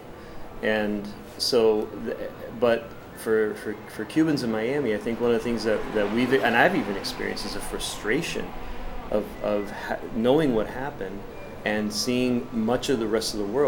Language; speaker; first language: English; early bilingual, other home language; Spanish